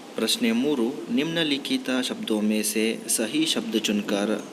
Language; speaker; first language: Hindi; non-native, local second language; Kannada